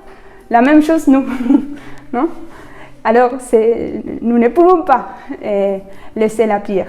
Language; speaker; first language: French; non-native, fluent; Spanish